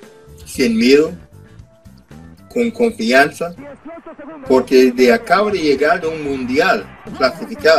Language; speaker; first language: Spanish; non-native, fluent; English